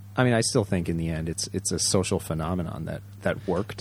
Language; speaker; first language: English; early bilingual, other home language; Japanese